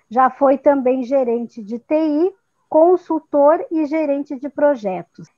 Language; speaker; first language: Portuguese; native; Portuguese